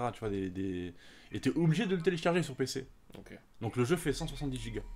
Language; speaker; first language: French; native; French